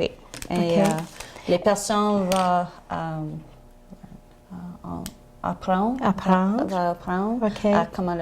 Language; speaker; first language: French; non-native, learner; English